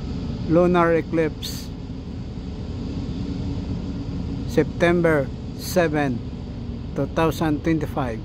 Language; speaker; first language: English; non-native, local second language; Filipino